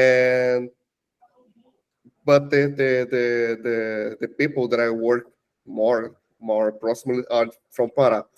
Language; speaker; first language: English; non-native, learner; Portuguese